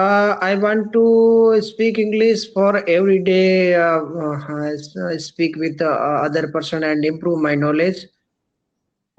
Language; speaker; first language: English; non-native, learner; Rajasthani